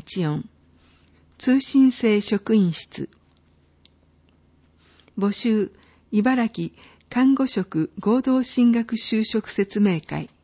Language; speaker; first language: Japanese; native; Japanese